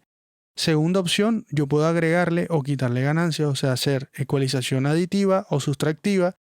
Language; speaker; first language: Spanish; native; Spanish